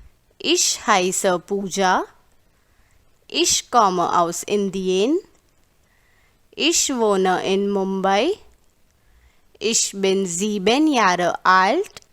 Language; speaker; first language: German; non-native, fluent; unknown